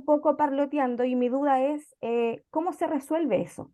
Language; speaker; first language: Spanish; native; Spanish